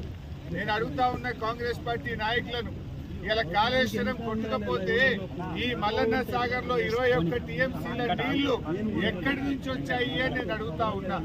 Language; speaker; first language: Telugu; native; Telugu